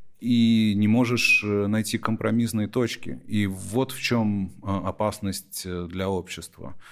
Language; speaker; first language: Russian; early bilingual, heritage; Russian